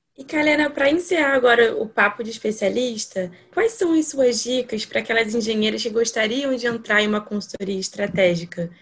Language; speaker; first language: Portuguese; native; Portuguese